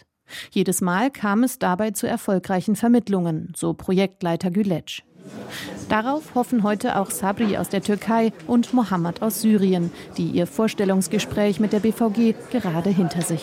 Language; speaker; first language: German; native; German